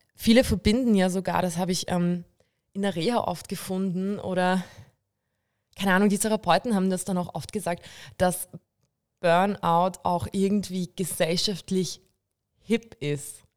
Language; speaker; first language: German; early bilingual, other home language; Bulgarian